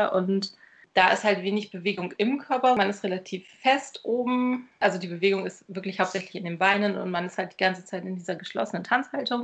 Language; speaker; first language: German; native; German